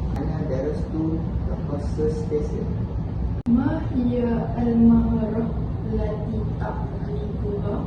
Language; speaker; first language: Arabic; non-native, learner; Malay